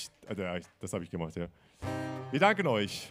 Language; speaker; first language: German; non-native, fluent; Turkish